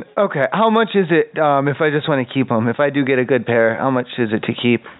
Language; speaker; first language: English; native; English